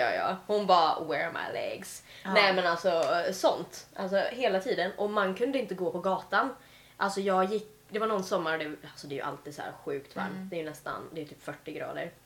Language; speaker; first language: Swedish; early bilingual, heritage; Swedish